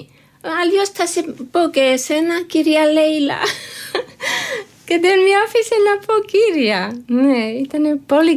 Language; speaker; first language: Greek; non-native, learner; Georgian